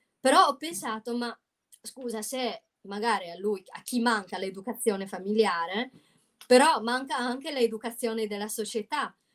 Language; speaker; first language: Italian; non-native, fluent; Chinese